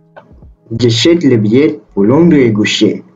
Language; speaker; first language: French; non-native, learner; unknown